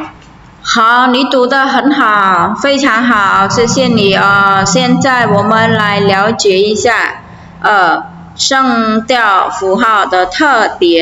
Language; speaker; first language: Chinese; non-native, fluent; Khmer